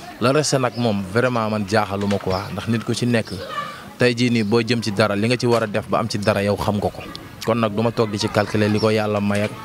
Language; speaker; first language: Wolof; native; Wolof